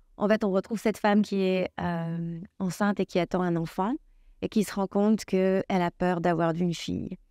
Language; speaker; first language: French; native; French